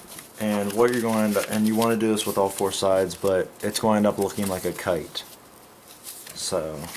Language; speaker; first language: English; native; English